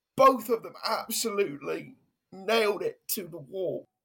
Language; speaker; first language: English; native; English